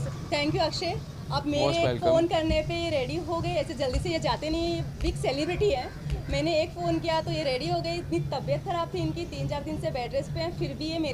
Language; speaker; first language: Hindi; native; Hindi